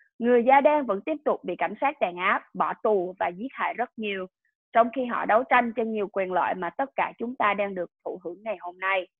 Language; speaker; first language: Vietnamese; early bilingual, heritage; Vietnamese